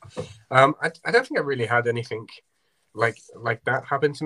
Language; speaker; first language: English; native; English